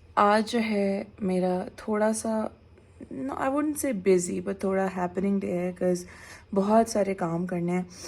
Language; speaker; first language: Urdu; native; Urdu